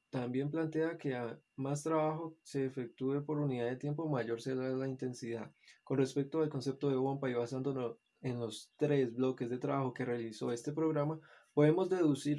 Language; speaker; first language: Spanish; native; Spanish